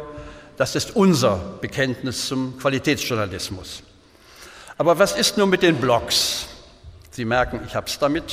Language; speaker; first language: German; native; German